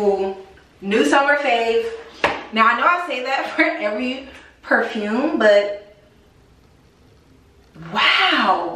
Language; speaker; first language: English; native; English